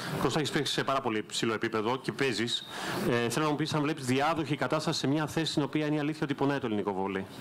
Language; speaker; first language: Greek; native; Greek